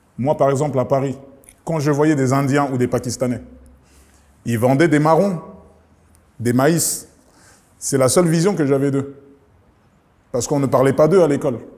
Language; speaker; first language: French; early bilingual, other home language; Lingala